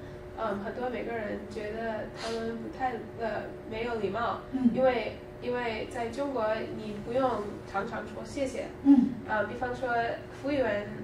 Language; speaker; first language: Chinese; non-native, learner; English